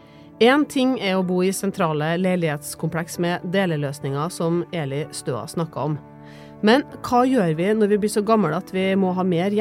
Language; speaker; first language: Norwegian; native; Norwegian